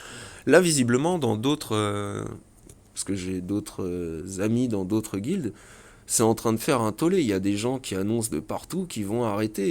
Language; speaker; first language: French; native; French